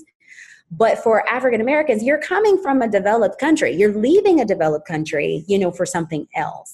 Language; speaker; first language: English; native; English